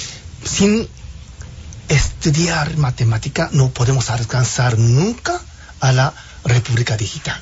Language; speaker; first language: Spanish; non-native, fluent; Japanese